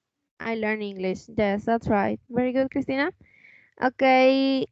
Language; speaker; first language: English; non-native, fluent; Spanish